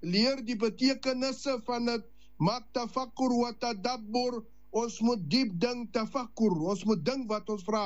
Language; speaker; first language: Dutch; non-native, learner; Afrikaans